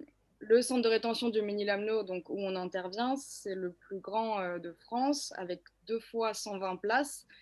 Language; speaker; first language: French; native; French